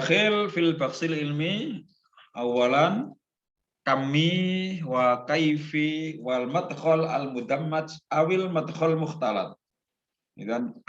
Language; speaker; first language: Arabic; non-native, fluent; Indonesian